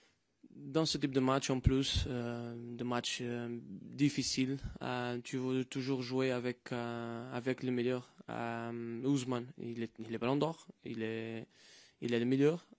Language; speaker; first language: French; non-native, fluent; Portuguese